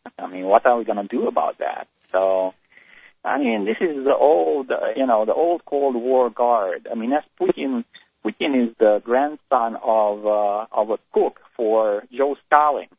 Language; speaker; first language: English; native; English